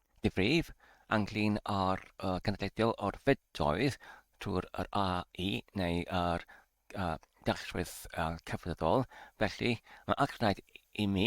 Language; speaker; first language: Welsh; non-native, learner; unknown